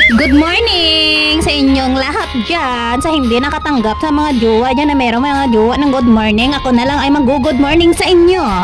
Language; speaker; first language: Filipino; non-native, local second language; Cebuano